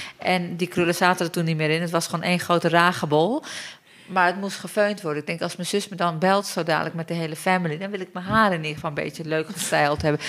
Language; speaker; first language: Dutch; early bilingual, other home language; Turkish